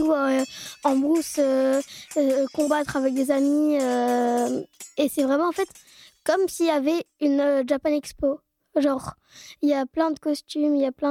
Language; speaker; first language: French; native; French